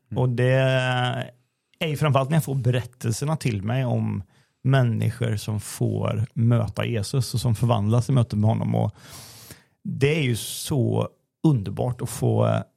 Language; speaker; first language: Swedish; native; Swedish